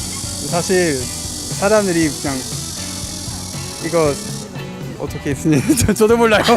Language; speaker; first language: Korean; non-native, fluent; Luxembourgish